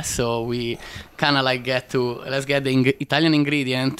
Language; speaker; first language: English; non-native, learner; Italian